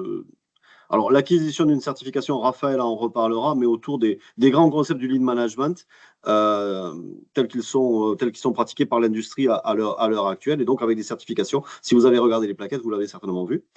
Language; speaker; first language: French; native; French